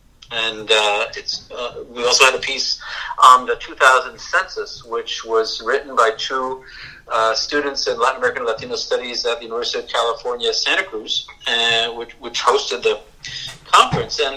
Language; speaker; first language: English; native; English